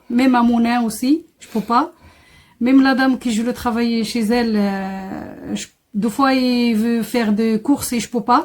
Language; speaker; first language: French; non-native, learner; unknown